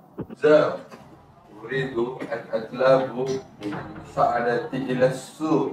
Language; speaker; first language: Arabic; non-native, learner; Malay